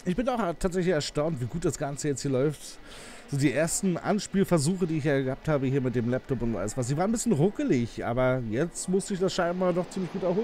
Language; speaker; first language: German; native; German